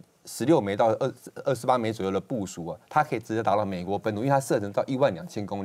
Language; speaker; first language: Chinese; native; Chinese